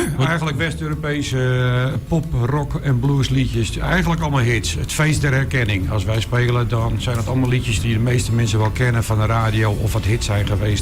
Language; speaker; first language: Dutch; native; Dutch